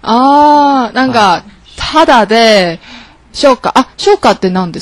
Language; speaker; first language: Japanese; non-native, learner; Chinese